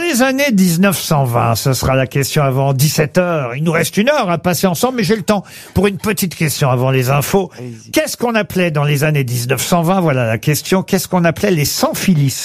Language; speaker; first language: French; native; French